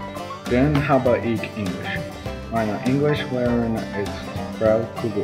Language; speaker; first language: German; non-native, learner; English